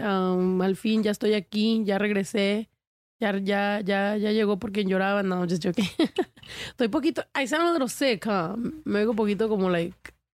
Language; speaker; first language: Spanish; early bilingual, heritage; Spanish